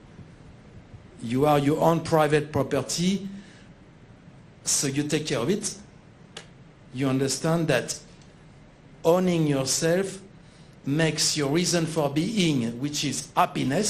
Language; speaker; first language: English; non-native, fluent; French